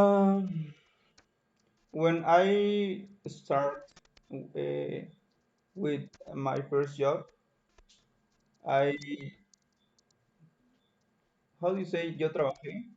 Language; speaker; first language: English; non-native, learner; Spanish